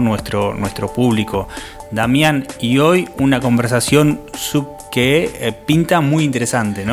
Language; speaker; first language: Spanish; native; Spanish